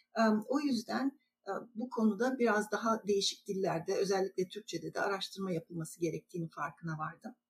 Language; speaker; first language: Turkish; native; Turkish